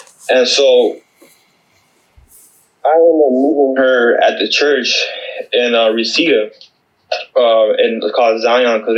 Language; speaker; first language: English; native; English